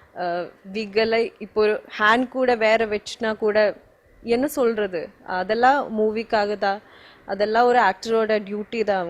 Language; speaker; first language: Tamil; non-native, learner; Malayalam